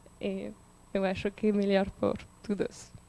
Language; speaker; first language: Portuguese; non-native, learner; French